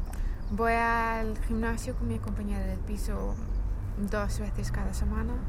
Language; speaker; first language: Spanish; non-native, fluent; English